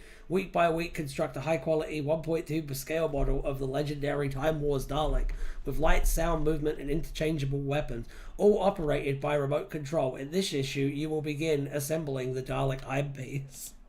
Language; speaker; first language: English; native; English